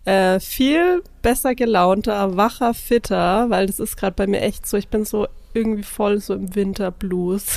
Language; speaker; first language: German; native; German